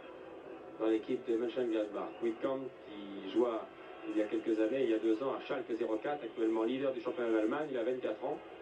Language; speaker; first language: French; native; French